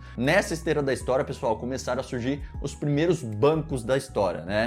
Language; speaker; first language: Portuguese; native; Portuguese